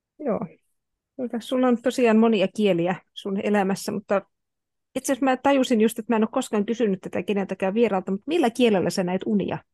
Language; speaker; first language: Finnish; native; Finnish